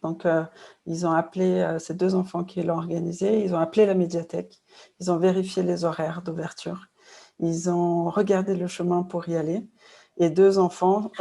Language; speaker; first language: French; non-native, fluent; Portuguese